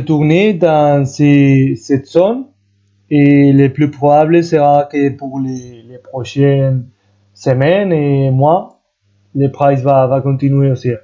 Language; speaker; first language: French; non-native, fluent; Spanish